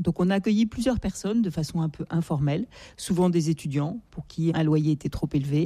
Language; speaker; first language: French; native; French